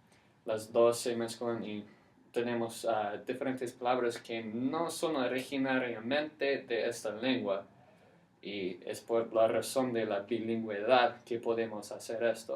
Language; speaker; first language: Spanish; non-native, fluent; English